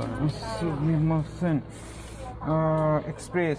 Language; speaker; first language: Japanese; non-native, learner; Bangla